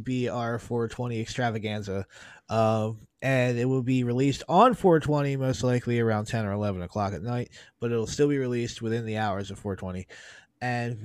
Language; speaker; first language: English; native; English